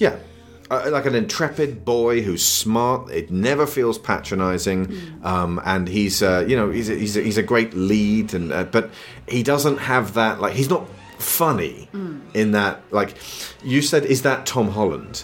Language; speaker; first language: English; native; English